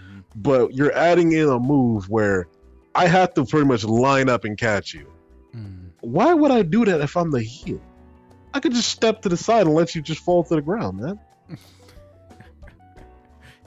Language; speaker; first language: English; native; English